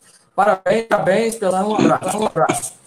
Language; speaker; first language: Portuguese; native; Portuguese